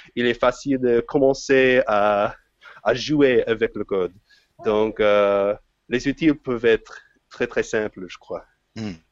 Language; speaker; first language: French; non-native, fluent; English